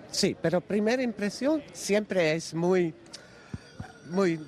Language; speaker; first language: Spanish; non-native, learner; Dutch